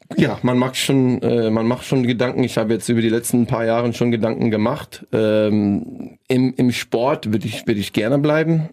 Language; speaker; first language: German; non-native, fluent; English